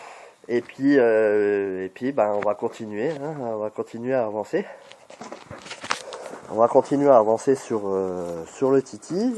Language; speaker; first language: French; native; French